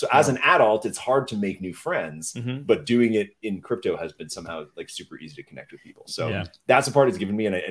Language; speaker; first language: English; non-native, fluent; French